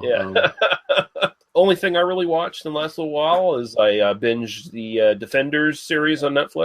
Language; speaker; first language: English; native; English